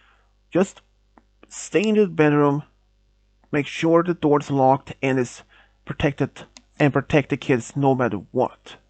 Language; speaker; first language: English; non-native, fluent; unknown